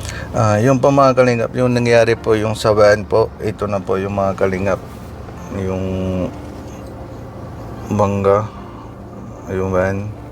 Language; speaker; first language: Filipino; non-native, learner; Punjabi